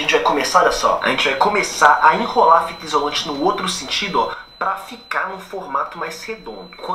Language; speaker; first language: Portuguese; native; Portuguese